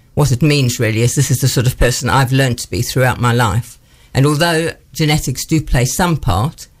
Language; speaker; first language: English; native; English